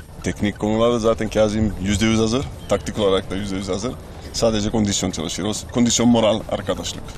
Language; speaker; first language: Turkish; early bilingual, heritage; Italian